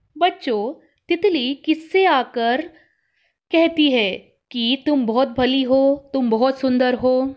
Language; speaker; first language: Hindi; non-native, local second language; Kannada